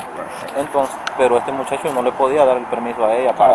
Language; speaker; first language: Spanish; native; Spanish